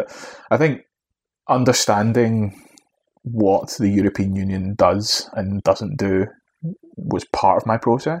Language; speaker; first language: English; native; English